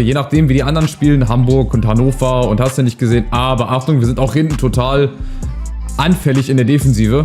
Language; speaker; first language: German; native; German